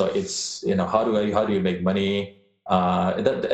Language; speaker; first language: English; non-native, local second language; Chinese